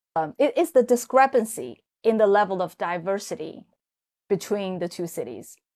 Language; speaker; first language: English; non-native, fluent; Chinese